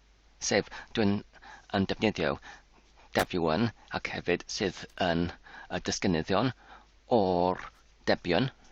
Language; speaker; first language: Welsh; non-native, learner; English